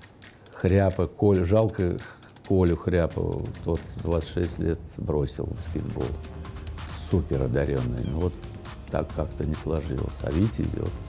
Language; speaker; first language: Russian; native; Russian